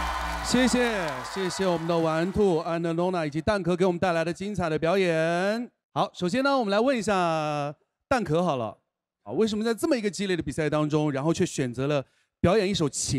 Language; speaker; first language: Chinese; native; Chinese